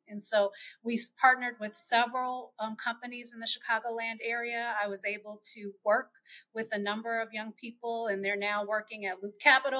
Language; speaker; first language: English; native; English